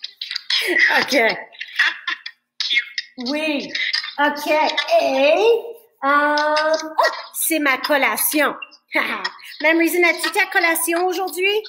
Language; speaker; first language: French; non-native, fluent; English